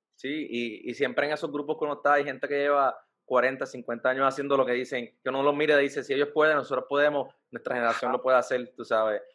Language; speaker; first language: Spanish; native; Spanish